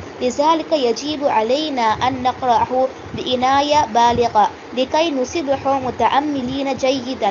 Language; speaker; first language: Arabic; non-native, learner; Hindi